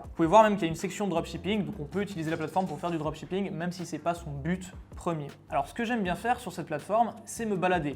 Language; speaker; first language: French; native; French